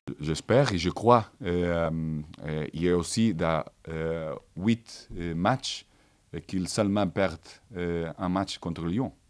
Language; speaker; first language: French; non-native, learner; Portuguese